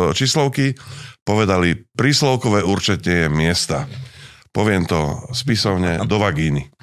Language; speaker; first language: Slovak; native; Slovak